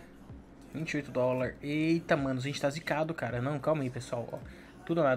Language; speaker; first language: Portuguese; native; Portuguese